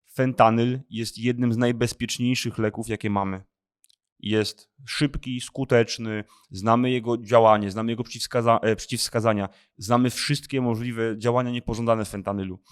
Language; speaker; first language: Polish; native; Polish